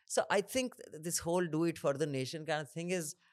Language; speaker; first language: English; non-native, local second language; Hindi